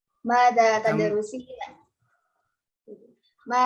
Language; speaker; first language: Arabic; non-native, learner; Indonesian